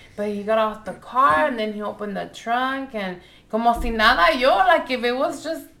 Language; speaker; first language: English; early bilingual, other home language; Spanish